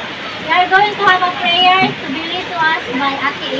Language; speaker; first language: English; non-native, local second language; Cebuano